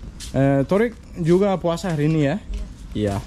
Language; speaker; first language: Indonesian; non-native, learner; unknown